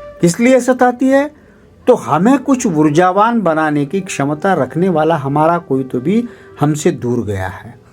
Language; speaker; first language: Hindi; non-native, local second language; Marathi